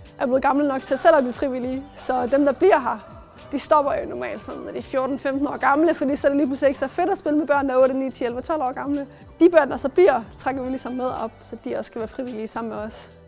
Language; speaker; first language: Danish; early bilingual, other home language; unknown